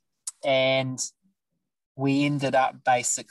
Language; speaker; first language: English; native; English